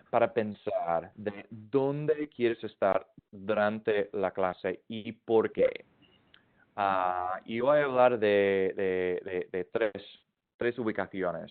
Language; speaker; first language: Spanish; non-native, fluent; English